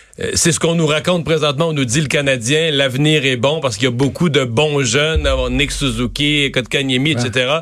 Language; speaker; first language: French; native; French